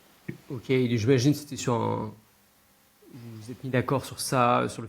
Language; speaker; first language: French; native; French